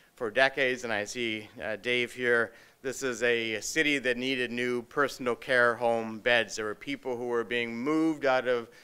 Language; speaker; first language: English; native; English